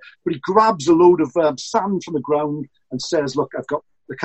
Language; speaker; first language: English; native; English